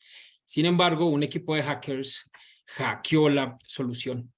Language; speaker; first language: Spanish; native; Spanish